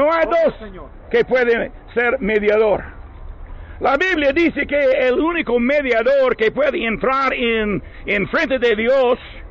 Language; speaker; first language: Spanish; non-native, learner; English